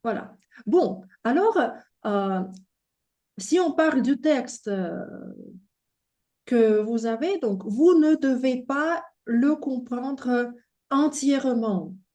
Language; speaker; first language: French; non-native, fluent; Russian